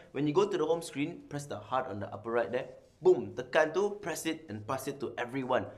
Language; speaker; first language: English; non-native, local second language; Malay